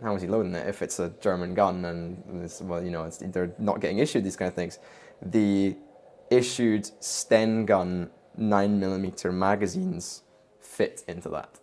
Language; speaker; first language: English; native; English